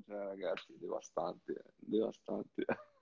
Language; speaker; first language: Italian; non-native, fluent; French